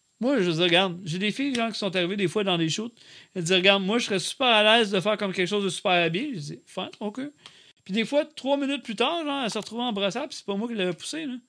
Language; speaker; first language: French; native; French